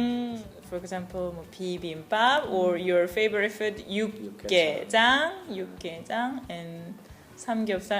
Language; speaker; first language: English; non-native, fluent; Korean